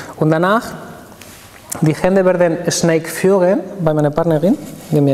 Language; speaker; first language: German; non-native, fluent; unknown